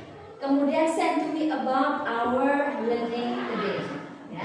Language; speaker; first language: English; non-native, learner; Indonesian